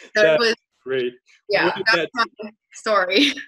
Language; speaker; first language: English; native; English